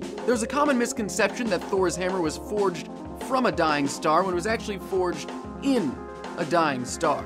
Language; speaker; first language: English; native; English